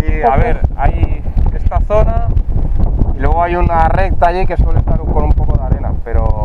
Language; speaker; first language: Spanish; native; Spanish